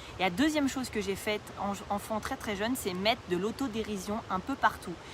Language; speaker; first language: French; native; French